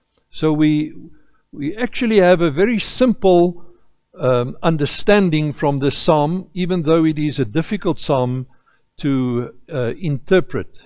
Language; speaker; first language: English; non-native, local second language; Afrikaans